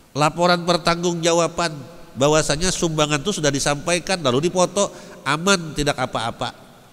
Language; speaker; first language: Indonesian; non-native, local second language; Banjar